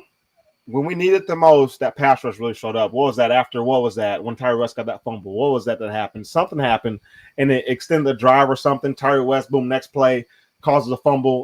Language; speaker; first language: English; native; English